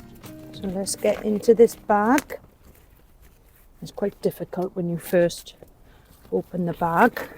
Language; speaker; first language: English; native; English